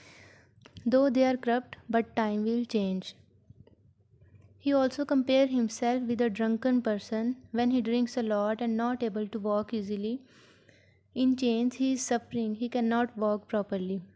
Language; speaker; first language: English; non-native, local second language; Urdu